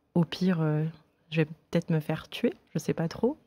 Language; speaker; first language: French; native; French